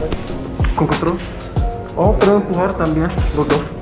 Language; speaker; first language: Spanish; non-native, learner; English